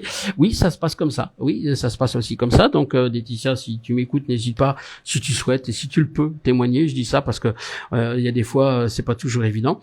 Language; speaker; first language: French; native; French